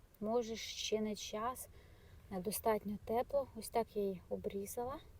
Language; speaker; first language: Ukrainian; non-native, local second language; Russian